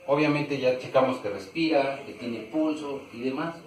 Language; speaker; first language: Spanish; native; Spanish